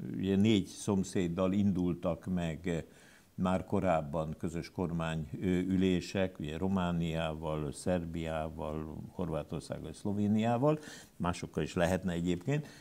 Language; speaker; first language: Hungarian; native; Hungarian